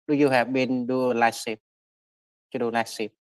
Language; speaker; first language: English; non-native, learner; Vietnamese